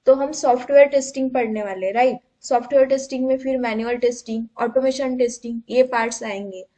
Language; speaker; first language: Hindi; non-native, local second language; Marathi